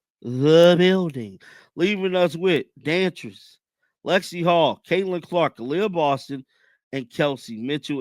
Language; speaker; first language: English; native; English